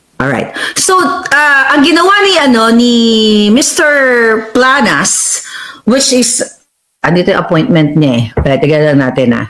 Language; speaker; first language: Filipino; native; Filipino